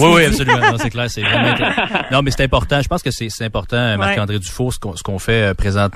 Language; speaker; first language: French; native; French